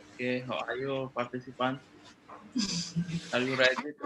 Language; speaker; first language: English; non-native, learner; Indonesian